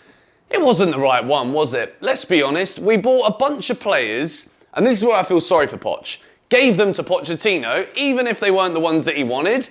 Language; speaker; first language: English; native; English